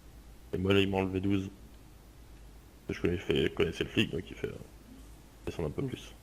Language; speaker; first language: French; native; French